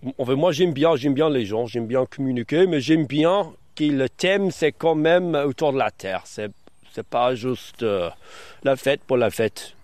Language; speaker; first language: French; early bilingual, other home language; English